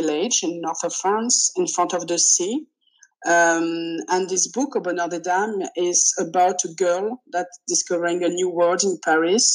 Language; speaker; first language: English; non-native, fluent; French